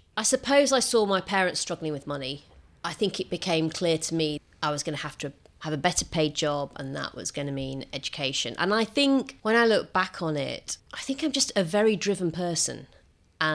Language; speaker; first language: English; native; English